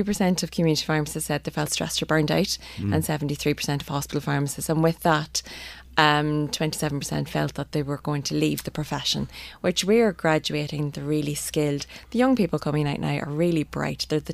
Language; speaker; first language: English; native; English